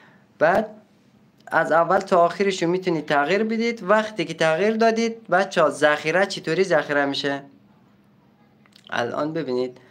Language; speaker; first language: Persian; native; Persian